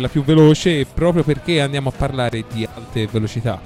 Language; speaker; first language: Italian; native; Italian